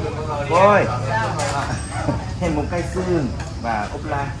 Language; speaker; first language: Vietnamese; non-native, learner; Korean